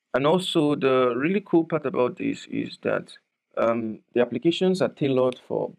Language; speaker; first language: English; non-native, local second language; Yoruba